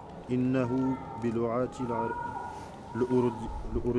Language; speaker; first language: Arabic; non-native, learner; French